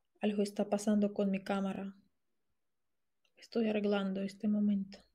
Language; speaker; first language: Spanish; non-native, fluent; Russian